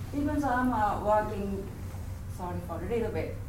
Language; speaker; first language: English; non-native, learner; Japanese